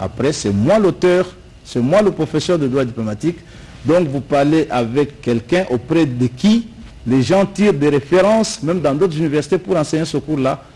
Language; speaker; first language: French; non-native, local second language; Luba-Lulua